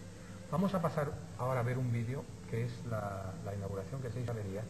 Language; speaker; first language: Spanish; native; Spanish